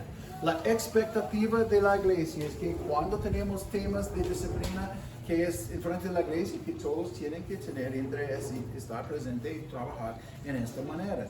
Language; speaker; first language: Spanish; non-native, fluent; English